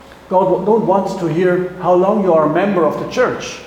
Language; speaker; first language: English; non-native, fluent; German